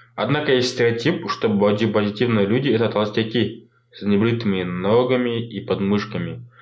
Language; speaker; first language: Russian; non-native, local second language; Kazakh